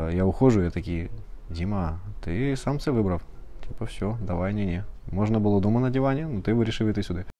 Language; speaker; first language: Ukrainian; native; Ukrainian